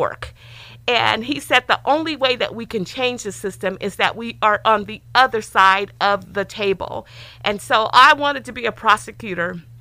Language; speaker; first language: English; native; English